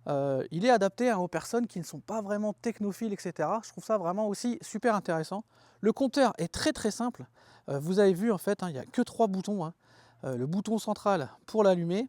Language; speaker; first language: French; native; French